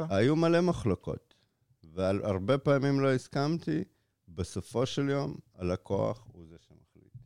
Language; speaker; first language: Hebrew; early bilingual, other home language; Russian